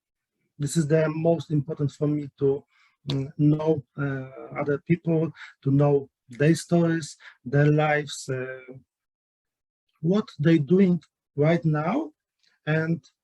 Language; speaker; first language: English; non-native, learner; Polish